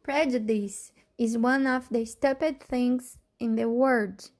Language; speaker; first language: English; non-native, fluent; Portuguese